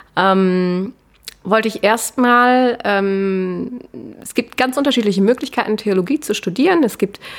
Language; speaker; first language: German; native; German